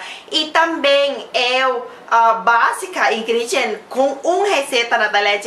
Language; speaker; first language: Portuguese; non-native, learner; Thai